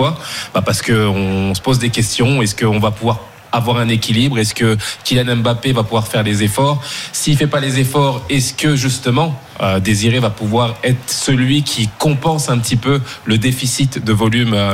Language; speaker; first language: French; native; French